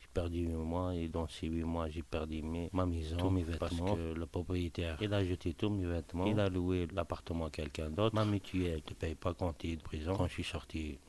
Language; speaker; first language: French; non-native, local second language; Arabic